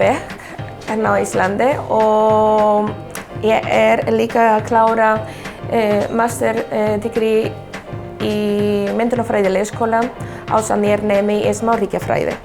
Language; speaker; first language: Icelandic; non-native, fluent; Spanish